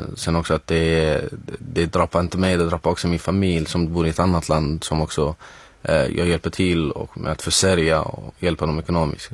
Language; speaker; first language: Swedish; non-native, fluent; Arabic